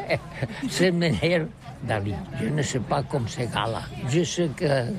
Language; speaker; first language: French; non-native, learner; Catalan